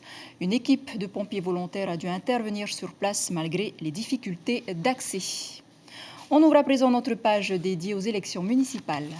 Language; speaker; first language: French; native; French